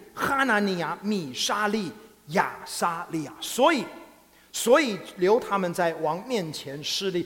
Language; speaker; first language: Chinese; native; Chinese